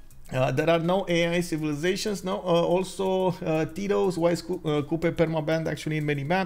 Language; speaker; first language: English; non-native, fluent; Romanian